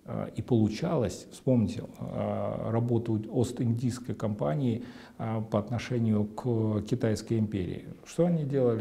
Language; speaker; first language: Russian; native; Russian